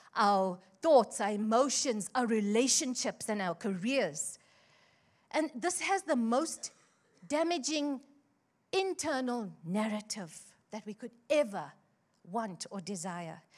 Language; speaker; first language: English; native; English